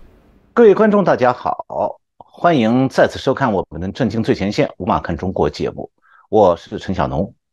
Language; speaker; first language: Chinese; native; Chinese